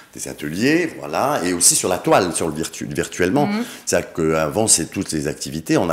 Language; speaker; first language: French; native; French